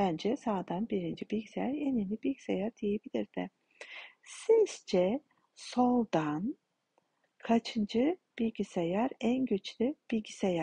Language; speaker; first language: Turkish; non-native, fluent; Kazakh